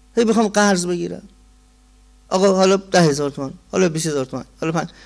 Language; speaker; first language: Persian; native; Persian